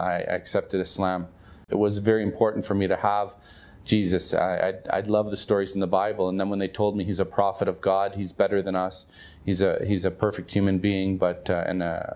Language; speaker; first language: English; native; English